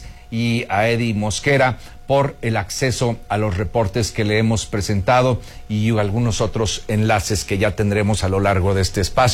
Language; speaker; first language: Spanish; native; Spanish